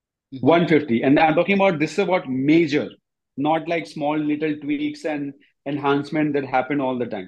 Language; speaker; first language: English; non-native, local second language; Gujarati